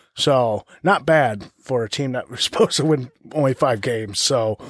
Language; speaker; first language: English; native; English